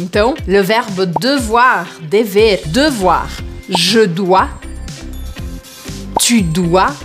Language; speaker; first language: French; non-native, learner; Portuguese